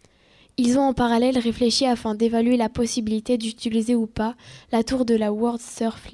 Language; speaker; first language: French; native; French